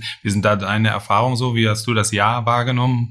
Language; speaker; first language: German; native; German